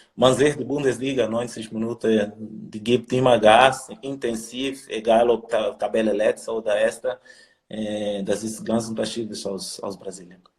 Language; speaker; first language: German; non-native, learner; Portuguese